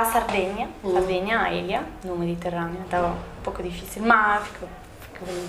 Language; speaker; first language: Portuguese; non-native, learner; Italian